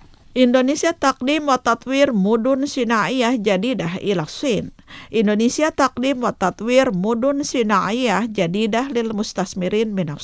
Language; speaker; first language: Arabic; non-native, fluent; Indonesian